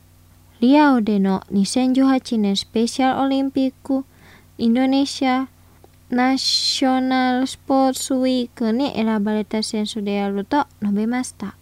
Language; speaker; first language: Japanese; non-native, fluent; Indonesian